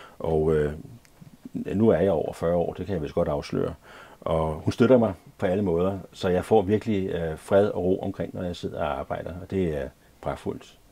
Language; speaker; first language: Danish; native; Danish